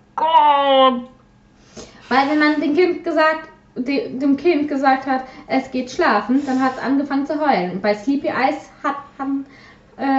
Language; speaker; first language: German; early bilingual, other home language; Polish